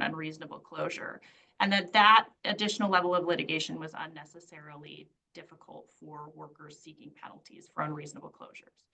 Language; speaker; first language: English; native; English